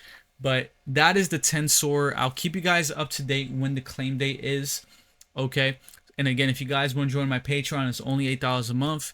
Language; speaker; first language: English; native; English